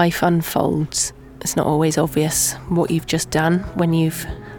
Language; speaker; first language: English; native; English